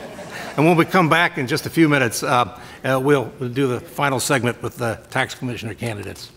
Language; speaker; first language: English; native; English